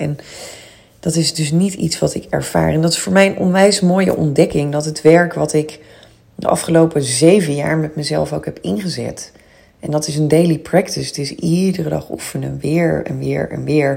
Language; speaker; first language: Dutch; native; Dutch